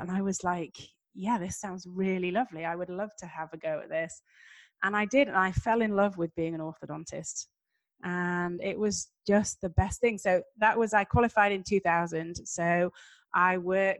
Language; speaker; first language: English; native; English